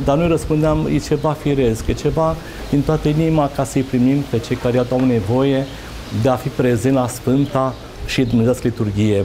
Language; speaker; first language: Romanian; native; Romanian